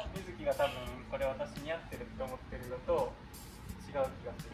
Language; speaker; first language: Japanese; native; Japanese